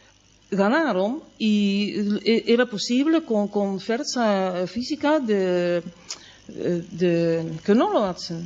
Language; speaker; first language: Spanish; non-native, fluent; Dutch